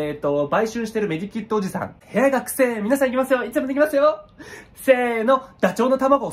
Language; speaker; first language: Japanese; native; Japanese